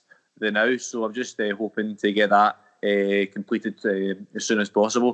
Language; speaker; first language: English; native; English